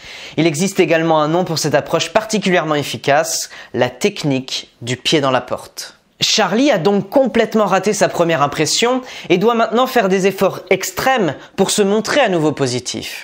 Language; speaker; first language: French; native; French